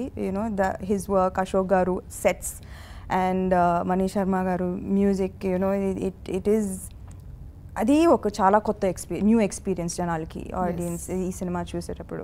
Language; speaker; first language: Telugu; non-native, fluent; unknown